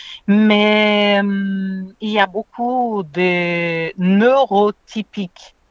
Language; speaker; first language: French; non-native, fluent; Portuguese